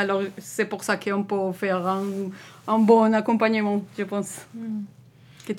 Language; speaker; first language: French; non-native, learner; Spanish